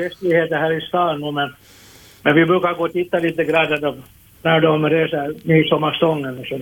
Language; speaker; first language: Swedish; native; Swedish